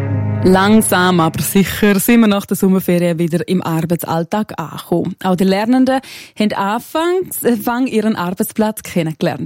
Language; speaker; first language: German; native; German